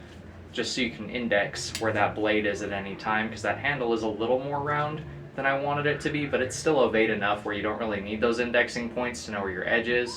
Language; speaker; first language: English; native; English